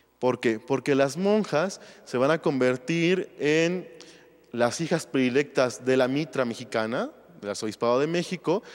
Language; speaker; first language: Spanish; native; Spanish